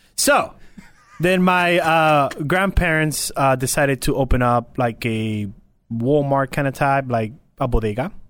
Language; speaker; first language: English; early bilingual, other home language; Spanish